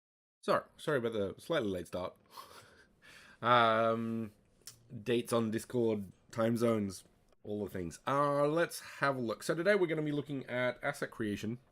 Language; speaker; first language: English; native; English